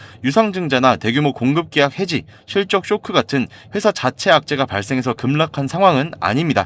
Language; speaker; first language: Korean; native; Korean